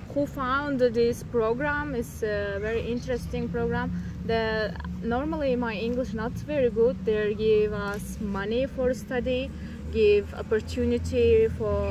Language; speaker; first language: English; non-native, learner; Turkmen